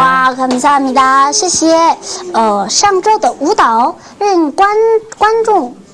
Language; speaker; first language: Chinese; non-native, learner; Korean